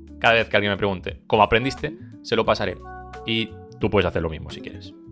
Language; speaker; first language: Spanish; early bilingual, other home language; Bulgarian